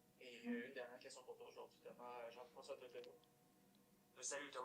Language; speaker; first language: French; native; French